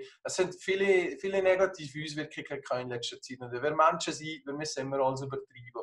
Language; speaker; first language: German; native; German